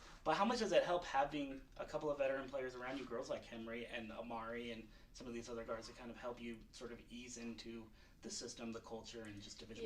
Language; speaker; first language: English; native; English